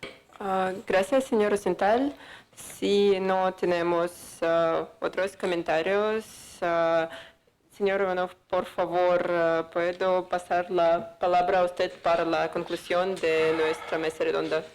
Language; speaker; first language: Spanish; non-native, fluent; Russian